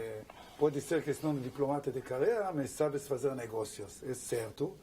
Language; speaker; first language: Portuguese; non-native, learner; Hebrew